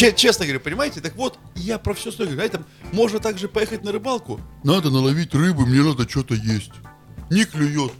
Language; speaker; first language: Russian; native; Russian